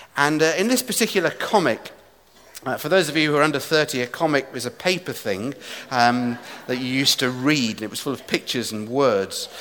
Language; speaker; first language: English; native; English